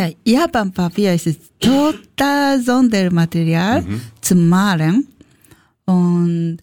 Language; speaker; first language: German; non-native, learner; Japanese